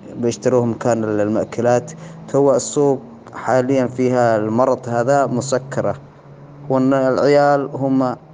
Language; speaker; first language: Arabic; non-native, local second language; Somali